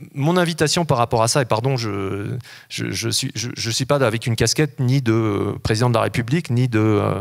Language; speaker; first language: French; native; French